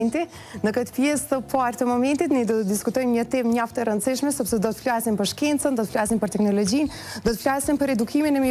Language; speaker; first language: Albanian; native; Albanian